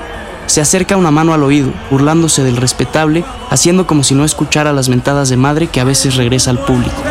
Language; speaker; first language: Spanish; native; Spanish